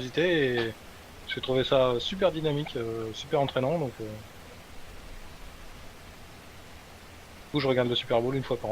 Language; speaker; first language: French; native; French